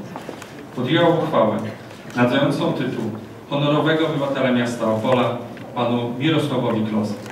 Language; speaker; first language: Polish; native; Polish